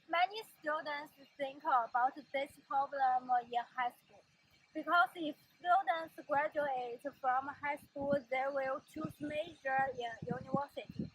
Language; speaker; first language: English; non-native, learner; Chinese